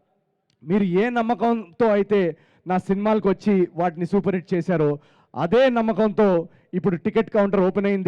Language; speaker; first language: Telugu; native; Telugu